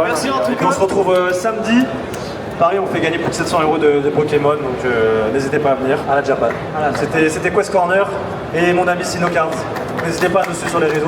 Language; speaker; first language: French; native; French